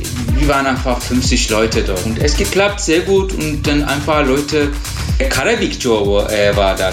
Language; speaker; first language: German; non-native, learner; Turkish